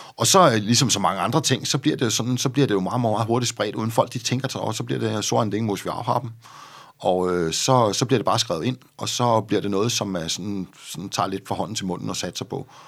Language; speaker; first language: Danish; native; Danish